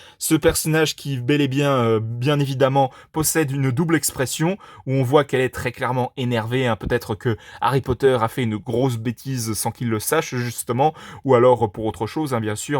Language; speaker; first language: French; native; French